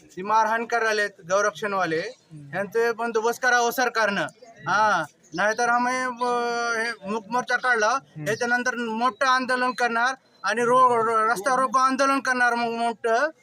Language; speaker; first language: Marathi; non-native, local second language; Urdu